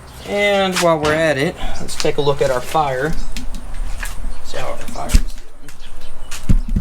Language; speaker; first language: English; native; English